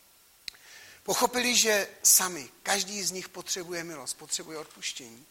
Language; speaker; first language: Czech; native; Czech